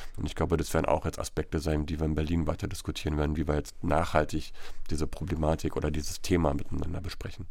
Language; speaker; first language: German; native; German